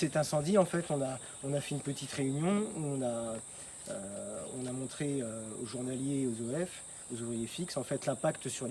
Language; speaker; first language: French; native; French